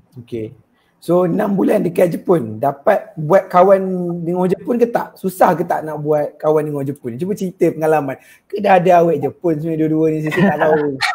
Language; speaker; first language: Malay; native; Malay